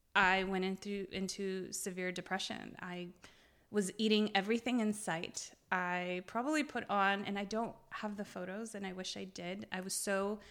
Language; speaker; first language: English; early bilingual, other home language; Armenian